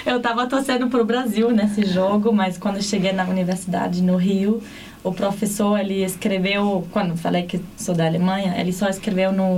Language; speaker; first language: Portuguese; non-native, fluent; German